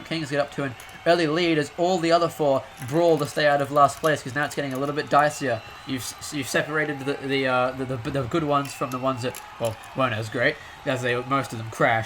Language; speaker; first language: English; native; English